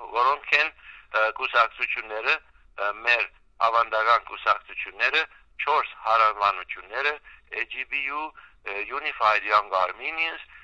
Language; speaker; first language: Armenian; early bilingual, heritage; Armenian